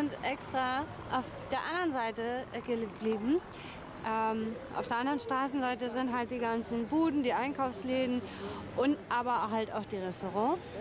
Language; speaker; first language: German; native; German